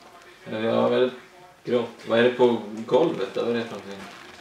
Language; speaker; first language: Swedish; early bilingual, other home language; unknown